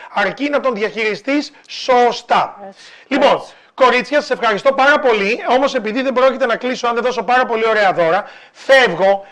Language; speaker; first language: Greek; native; Greek